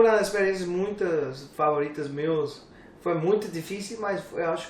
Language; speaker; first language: Portuguese; non-native, learner; English